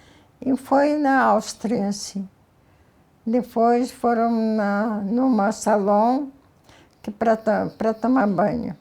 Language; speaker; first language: Portuguese; early bilingual, other home language; Ukrainian